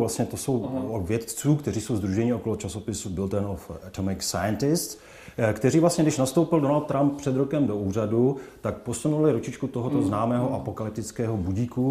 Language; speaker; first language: Czech; native; Czech